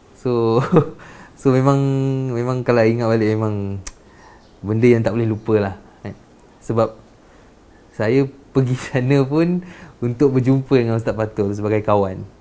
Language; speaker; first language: Malay; non-native, local second language; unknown